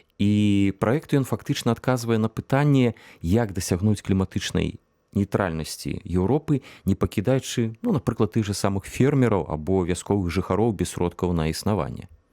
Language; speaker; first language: Belarusian; non-native, local second language; Russian